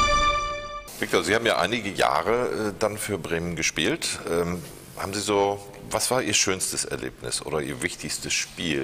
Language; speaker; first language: German; native; German